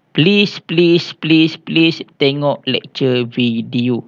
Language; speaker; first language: English; non-native, local second language; Malay